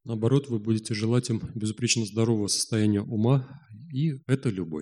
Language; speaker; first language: Russian; native; Russian